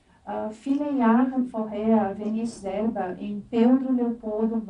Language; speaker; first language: German; non-native, fluent; Portuguese